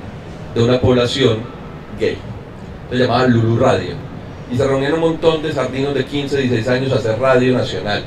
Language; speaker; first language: Spanish; native; Spanish